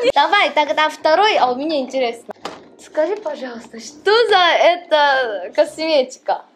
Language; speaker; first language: Russian; non-native, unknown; Korean